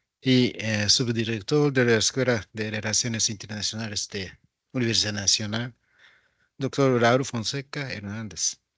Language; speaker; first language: Spanish; non-native, fluent; Japanese